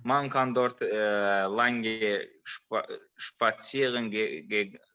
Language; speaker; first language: German; non-native, learner; Azerbaijani